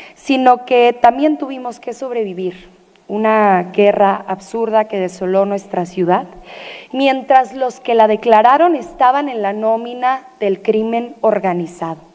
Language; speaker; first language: Spanish; native; Spanish